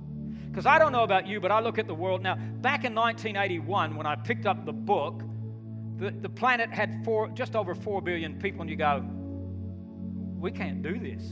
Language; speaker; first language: English; native; English